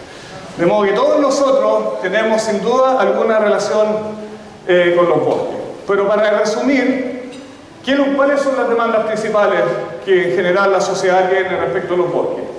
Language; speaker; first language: Spanish; native; Spanish